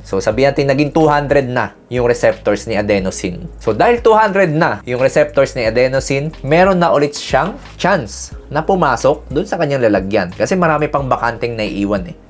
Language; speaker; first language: Filipino; native; Filipino